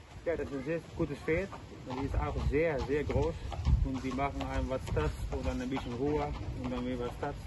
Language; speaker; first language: German; non-native, learner; Dutch